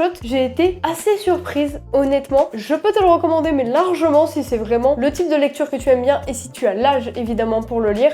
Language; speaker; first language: French; native; French